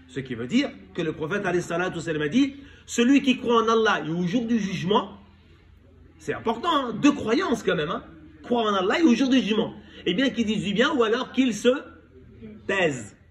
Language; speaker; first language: French; native; French